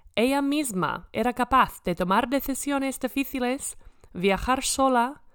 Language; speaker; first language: Spanish; non-native, fluent; English